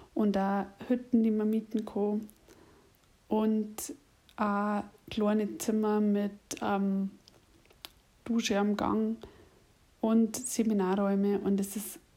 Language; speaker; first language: German; native; German